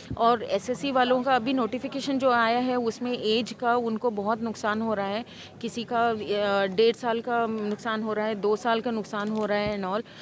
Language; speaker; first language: Hindi; non-native, local second language; Kannada